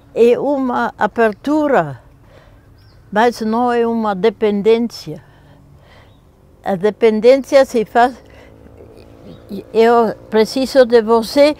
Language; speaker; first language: Portuguese; non-native, fluent; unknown